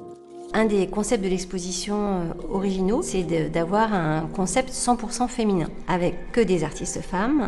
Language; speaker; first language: French; native; French